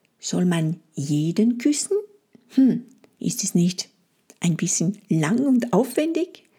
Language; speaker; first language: German; non-native, fluent; French